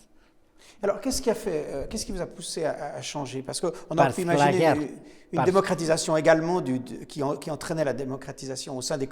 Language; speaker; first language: French; native; French